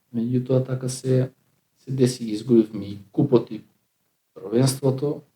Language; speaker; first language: Macedonian; native; Macedonian